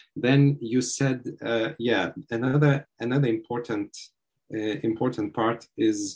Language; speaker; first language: English; non-native, fluent; Lithuanian